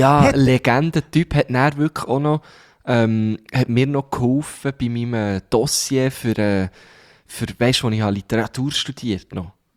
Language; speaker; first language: German; native; German